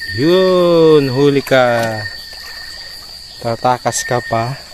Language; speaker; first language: Filipino; non-native, local second language; Bikol